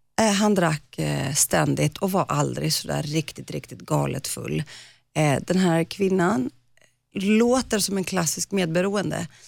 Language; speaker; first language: Swedish; early bilingual, other home language; Greek